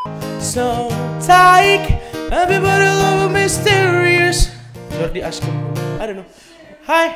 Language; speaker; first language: English; non-native, learner; Indonesian